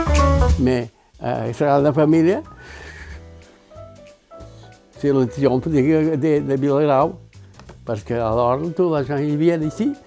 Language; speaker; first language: French; non-native, learner; Catalan